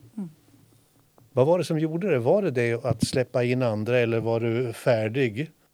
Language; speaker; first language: Swedish; native; Swedish